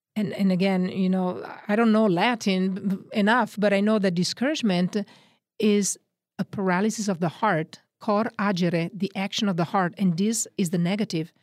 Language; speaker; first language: English; non-native, fluent; Italian